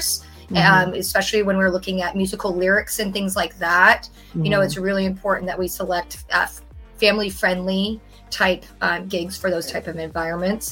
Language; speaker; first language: English; native; English